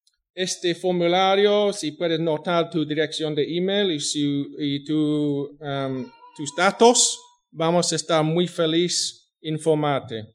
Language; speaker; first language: Spanish; non-native, fluent; English